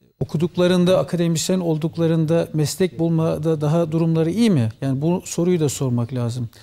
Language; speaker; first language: Turkish; early bilingual, heritage; Turkish